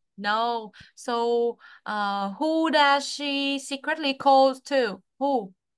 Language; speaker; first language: English; non-native, fluent; Vietnamese